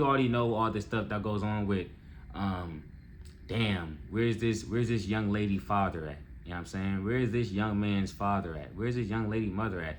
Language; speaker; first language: English; native; English